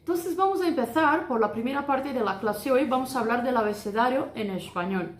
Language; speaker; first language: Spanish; non-native, fluent; Portuguese